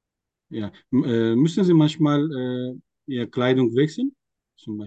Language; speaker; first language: German; non-native, fluent; Turkish